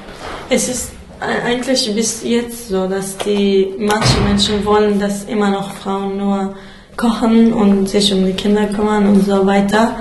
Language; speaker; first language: German; non-native, fluent; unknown